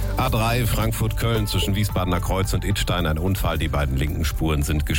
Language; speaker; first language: German; native; German